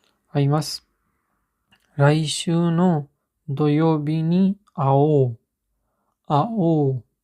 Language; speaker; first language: Japanese; non-native, learner; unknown